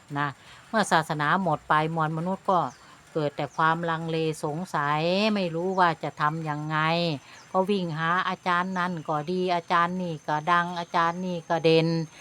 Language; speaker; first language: Thai; native; Thai